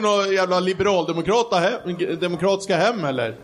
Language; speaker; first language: Swedish; native; Swedish